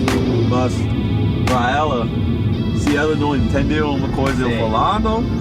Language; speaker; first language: Portuguese; non-native, learner; English